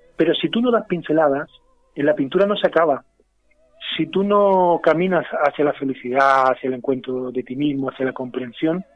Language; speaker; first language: Spanish; native; Spanish